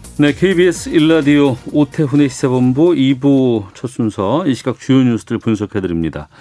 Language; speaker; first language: Korean; native; Korean